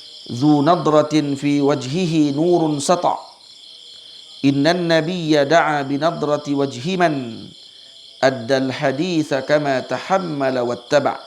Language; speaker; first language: Arabic; non-native, fluent; Malay